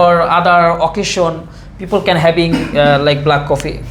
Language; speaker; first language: English; non-native, local second language; Bangla